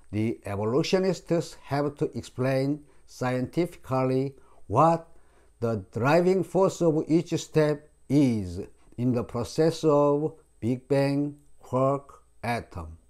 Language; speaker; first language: English; non-native, fluent; Korean